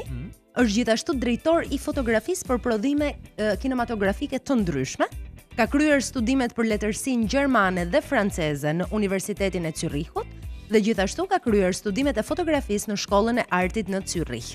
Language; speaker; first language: Albanian; native; Albanian